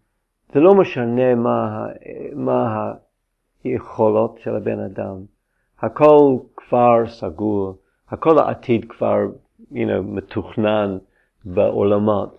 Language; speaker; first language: Hebrew; non-native, fluent; English